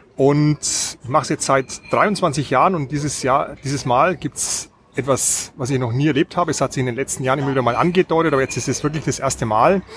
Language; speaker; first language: German; native; German